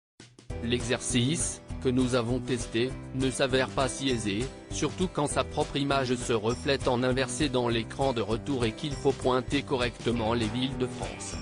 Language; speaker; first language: French; native; French